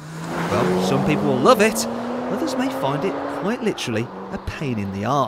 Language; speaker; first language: English; native; English